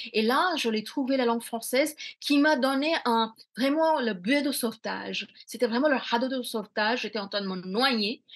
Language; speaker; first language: French; non-native, fluent; Bangla